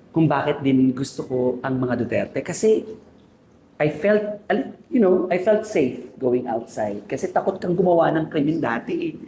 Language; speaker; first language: Filipino; native; Filipino